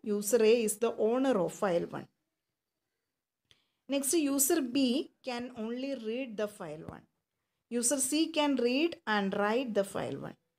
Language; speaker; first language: English; non-native, local second language; Malayalam